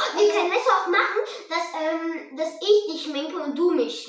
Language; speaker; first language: German; early bilingual, other home language; Russian